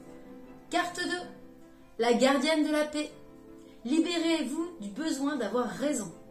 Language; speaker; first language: French; native; French